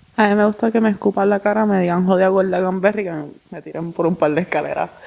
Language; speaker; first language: Spanish; non-native, learner; English